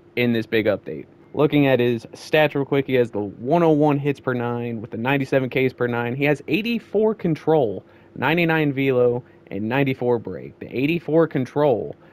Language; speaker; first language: English; native; English